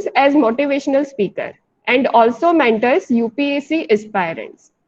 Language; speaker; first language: English; non-native, local second language; Gujarati